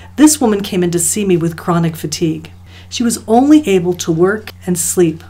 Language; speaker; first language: English; native; English